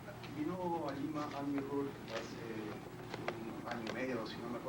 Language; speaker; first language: Spanish; native; Spanish